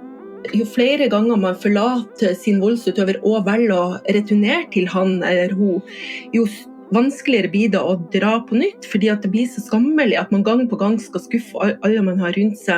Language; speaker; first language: Norwegian; native; Norwegian